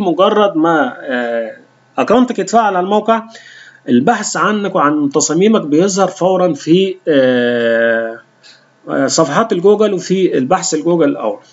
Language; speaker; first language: Arabic; native; Arabic